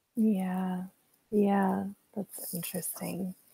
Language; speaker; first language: English; native; English